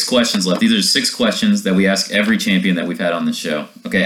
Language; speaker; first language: English; native; English